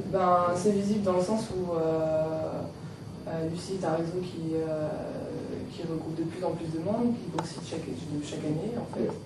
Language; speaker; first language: French; native; French